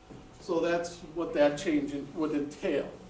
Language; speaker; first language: English; native; English